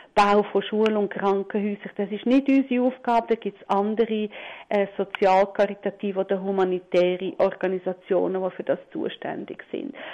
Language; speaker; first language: German; non-native, local second language; Romansh